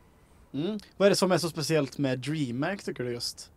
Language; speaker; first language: Swedish; native; Swedish